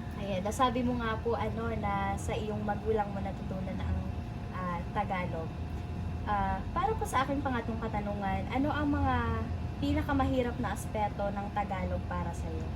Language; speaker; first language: Filipino; native; Filipino